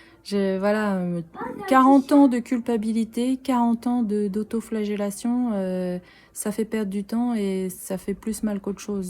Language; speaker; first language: French; native; French